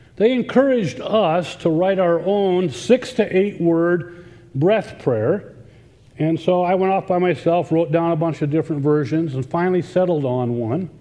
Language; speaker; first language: English; native; English